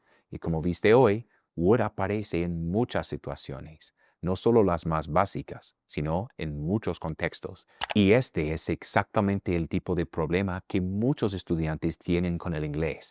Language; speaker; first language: Spanish; non-native, fluent; English